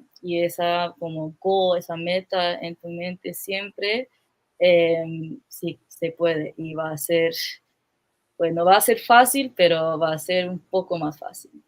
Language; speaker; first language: Spanish; non-native, fluent; English